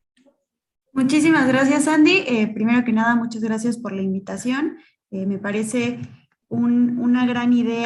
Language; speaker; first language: Spanish; native; Spanish